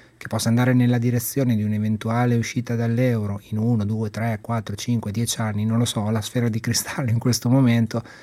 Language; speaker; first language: Italian; native; Italian